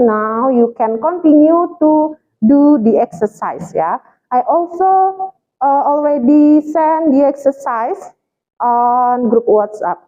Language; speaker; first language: English; non-native, fluent; Indonesian